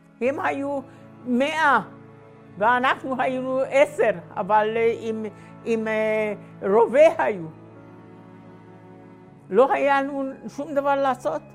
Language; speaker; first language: Hebrew; non-native, fluent; Hungarian